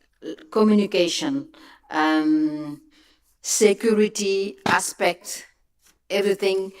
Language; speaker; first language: English; non-native, fluent; French